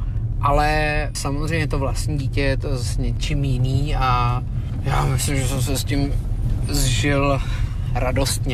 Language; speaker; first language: Czech; native; Czech